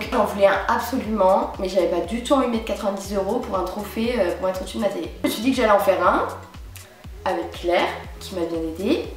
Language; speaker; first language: French; native; French